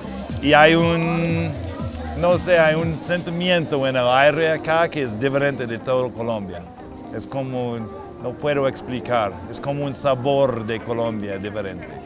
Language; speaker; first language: Spanish; non-native, fluent; English